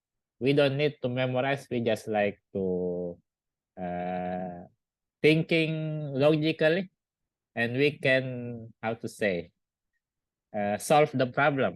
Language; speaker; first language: English; non-native, learner; Indonesian